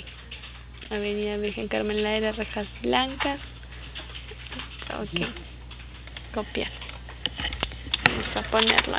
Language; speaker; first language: Spanish; native; Spanish